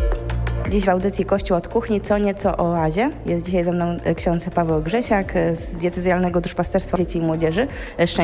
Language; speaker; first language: Polish; native; Polish